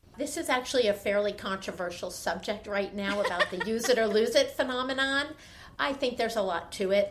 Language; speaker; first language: English; native; English